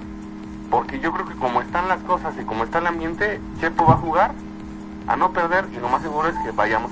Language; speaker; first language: Spanish; native; Spanish